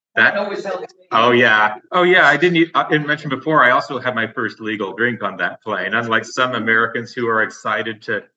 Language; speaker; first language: English; native; English